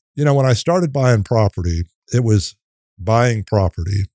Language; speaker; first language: English; native; English